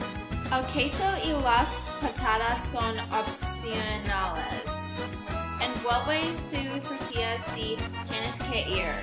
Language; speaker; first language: Spanish; non-native, learner; English